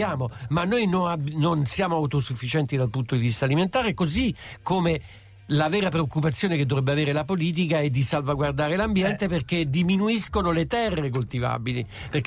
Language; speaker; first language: Italian; native; Italian